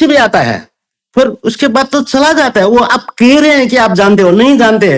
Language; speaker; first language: Hindi; non-native, local second language; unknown